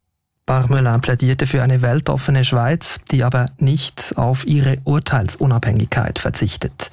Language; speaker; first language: German; native; German